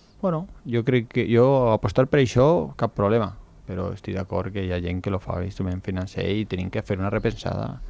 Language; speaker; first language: Catalan; non-native, local second language; Spanish